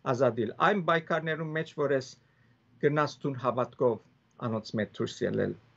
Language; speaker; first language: Armenian; early bilingual, heritage; Armenian